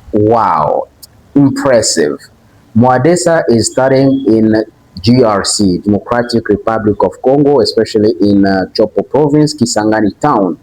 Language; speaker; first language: English; non-native, fluent; French